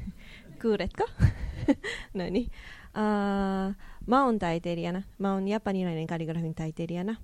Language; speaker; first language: Finnish; non-native, learner; Japanese